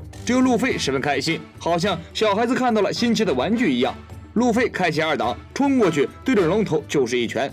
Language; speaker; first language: Chinese; native; Chinese